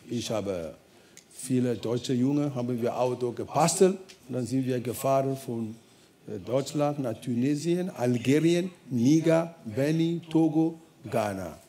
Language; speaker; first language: German; non-native, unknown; Ewe